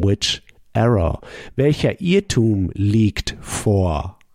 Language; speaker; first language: German; native; German